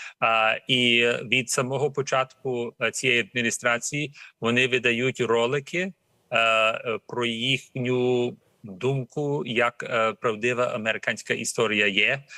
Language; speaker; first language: Ukrainian; early bilingual, heritage; Ukrainian